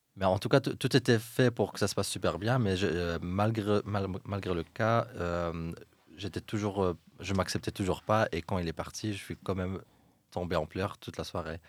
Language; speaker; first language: French; non-native, local second language; Arabic